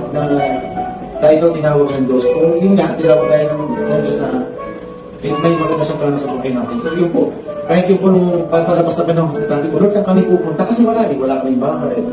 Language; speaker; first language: Filipino; native; Filipino